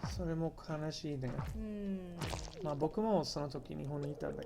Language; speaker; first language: Japanese; non-native, fluent; English